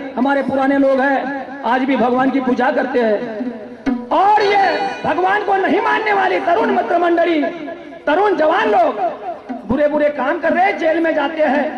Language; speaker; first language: Hindi; non-native, local second language; Marathi